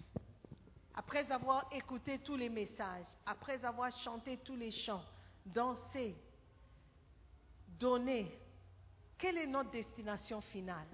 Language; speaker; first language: French; non-native, fluent; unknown